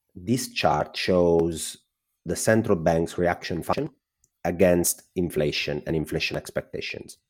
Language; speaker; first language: English; non-native, fluent; Italian